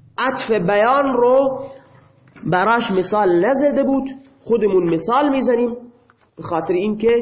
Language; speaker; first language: Persian; non-native, local second language; Baluchi